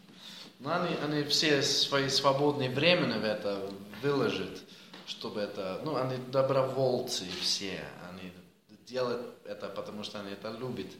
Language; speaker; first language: Russian; non-native, learner; Dutch